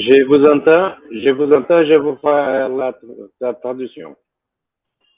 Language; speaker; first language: French; non-native, fluent; Portuguese